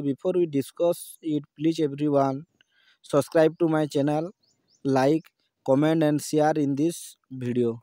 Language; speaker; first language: English; non-native, local second language; Odia